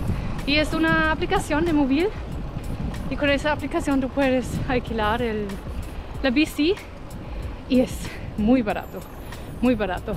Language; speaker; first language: Spanish; non-native, learner; German